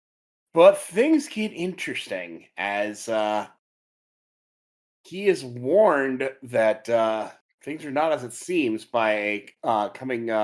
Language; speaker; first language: English; native; English